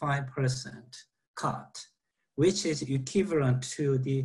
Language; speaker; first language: English; non-native, fluent; Korean